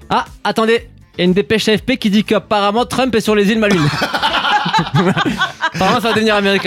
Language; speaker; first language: French; native; French